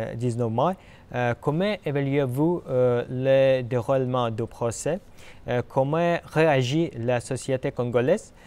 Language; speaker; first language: French; non-native, learner; Russian